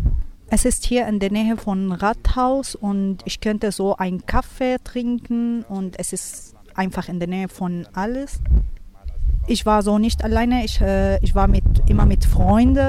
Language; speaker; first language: German; non-native, learner; Arabic